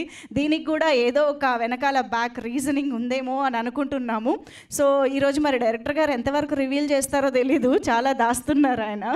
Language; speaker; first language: Telugu; native; Telugu